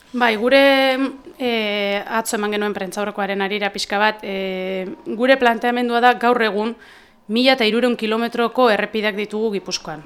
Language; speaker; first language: Basque; native; Basque